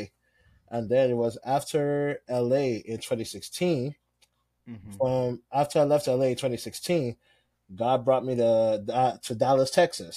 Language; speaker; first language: English; non-native, local second language; Yoruba